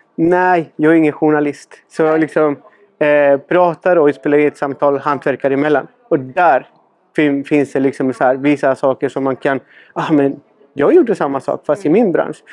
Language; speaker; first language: Swedish; non-native, fluent; Spanish